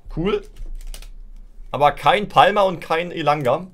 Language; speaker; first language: German; native; German